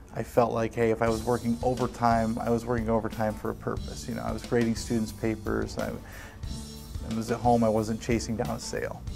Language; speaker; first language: English; native; English